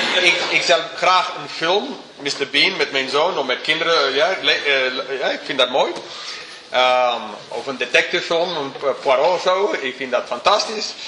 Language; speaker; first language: Dutch; non-native, fluent; English